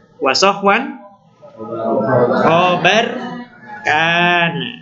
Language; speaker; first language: Arabic; non-native, fluent; Indonesian